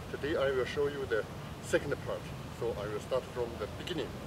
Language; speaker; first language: English; non-native, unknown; Chinese